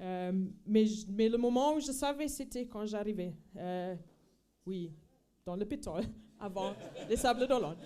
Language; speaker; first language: French; non-native, fluent; Afrikaans